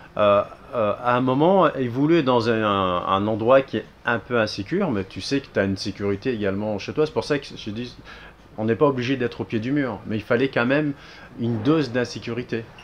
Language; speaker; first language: French; early bilingual, other home language; Arabic